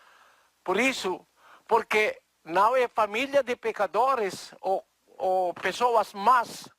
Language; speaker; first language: Portuguese; non-native, learner; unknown